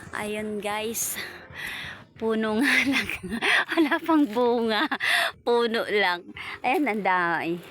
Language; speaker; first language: Filipino; non-native, local second language; Bikol